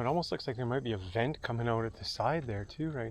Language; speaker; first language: English; native; English